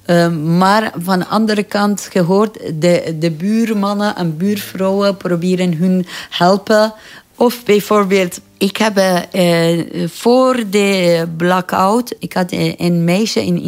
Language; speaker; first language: Dutch; non-native, learner; Persian